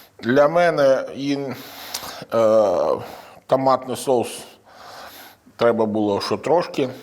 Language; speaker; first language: Ukrainian; non-native, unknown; Italian